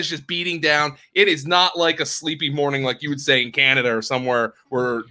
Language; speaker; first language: English; native; English